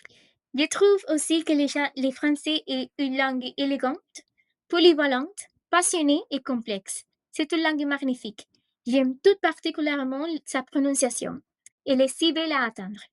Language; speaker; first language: French; non-native, fluent; Spanish